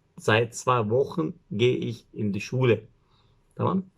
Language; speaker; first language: German; non-native, learner; Turkish